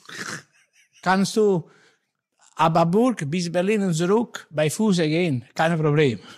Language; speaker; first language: German; non-native, learner; Italian